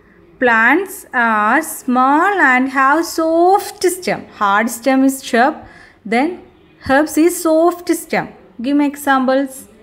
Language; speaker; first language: English; non-native, local second language; Malayalam